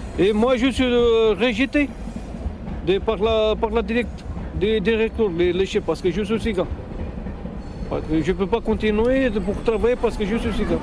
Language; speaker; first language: French; non-native, learner; Romanian